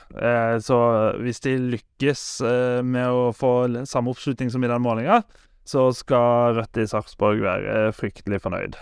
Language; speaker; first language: Norwegian; native; Norwegian